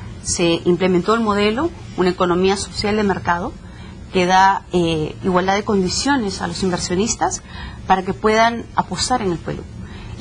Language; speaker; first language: Spanish; native; Spanish